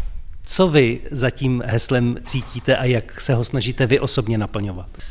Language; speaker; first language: Czech; native; Czech